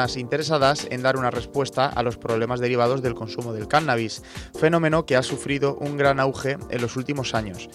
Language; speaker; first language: Spanish; native; Spanish